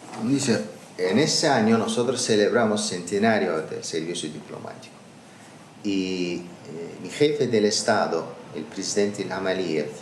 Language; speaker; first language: Spanish; non-native, learner; Azerbaijani